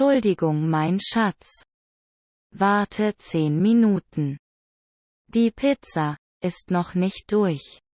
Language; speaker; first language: German; non-native, learner; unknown